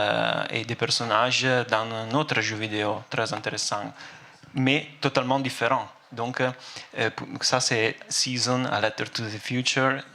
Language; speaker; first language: French; non-native, fluent; Italian